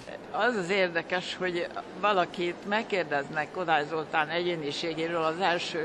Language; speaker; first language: Hungarian; native; Hungarian